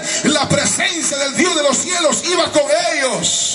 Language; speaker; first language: Spanish; native; Spanish